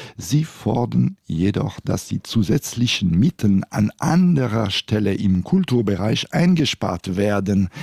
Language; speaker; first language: German; non-native, local second language; French